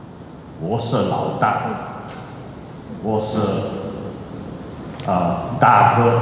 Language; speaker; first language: Chinese; non-native, fluent; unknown